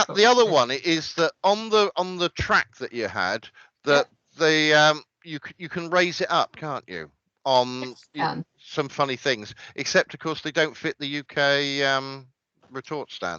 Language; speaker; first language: English; native; English